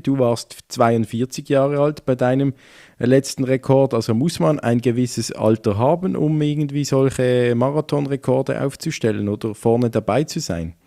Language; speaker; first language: German; native; German